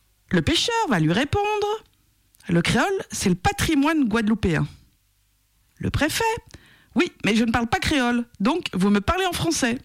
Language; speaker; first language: French; native; French